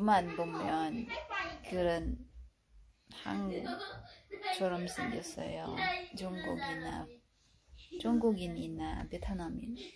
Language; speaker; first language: Korean; non-native, fluent; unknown